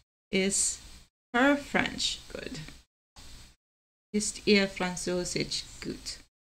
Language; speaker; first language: German; non-native, learner; Spanish